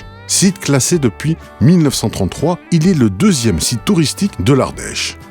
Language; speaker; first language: French; native; French